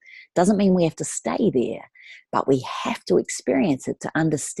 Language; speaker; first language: English; native; English